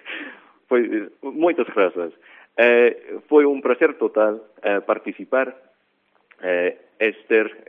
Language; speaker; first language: Galician; non-native, fluent; English